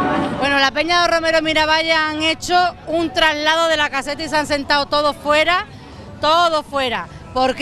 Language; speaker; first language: Spanish; native; Spanish